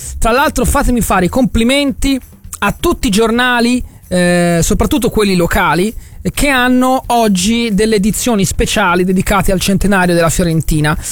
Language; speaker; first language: Italian; native; Italian